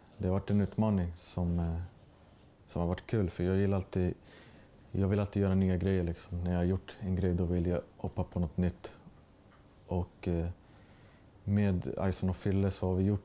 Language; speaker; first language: Swedish; native; Swedish